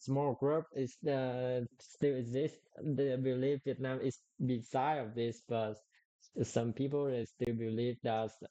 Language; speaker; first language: English; non-native, learner; Vietnamese